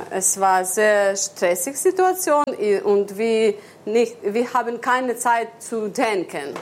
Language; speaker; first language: German; non-native, learner; Ukrainian